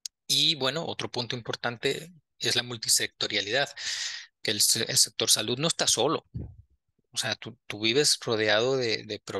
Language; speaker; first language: Spanish; native; Spanish